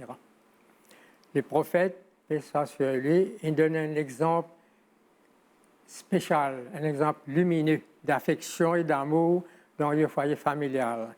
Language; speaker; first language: French; non-native, local second language; Morisyen